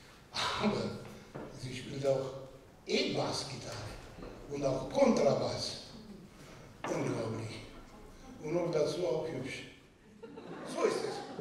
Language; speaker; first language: German; non-native, fluent; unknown